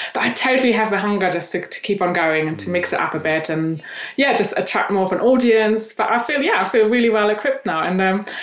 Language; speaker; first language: English; non-native, fluent; German